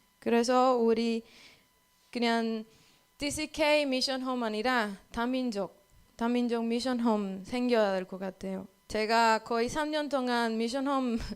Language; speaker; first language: Korean; non-native, learner; Spanish